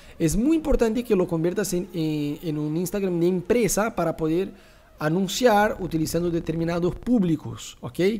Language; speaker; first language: Spanish; non-native, fluent; Portuguese